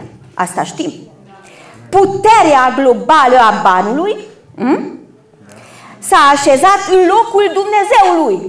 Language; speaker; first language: Romanian; non-native, local second language; Hungarian